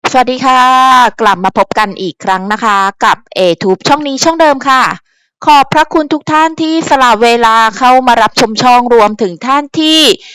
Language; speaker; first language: Thai; native; Thai